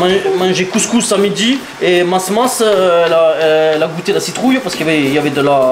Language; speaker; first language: French; native; French